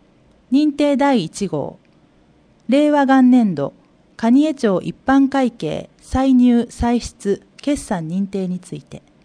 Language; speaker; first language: Japanese; native; Japanese